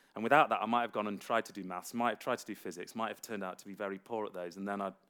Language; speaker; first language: English; native; English